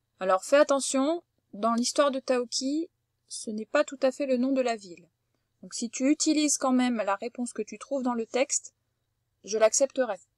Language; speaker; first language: French; native; French